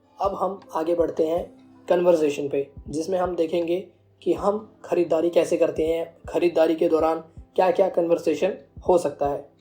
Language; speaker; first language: Hindi; native; Hindi